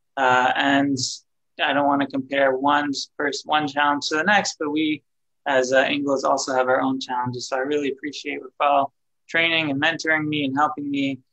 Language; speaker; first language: English; native; English